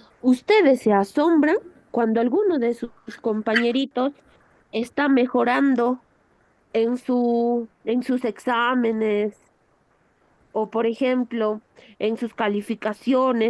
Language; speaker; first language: Spanish; native; Spanish